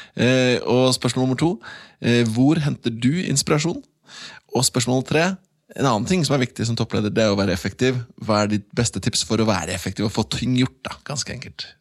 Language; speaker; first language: Norwegian; native; Norwegian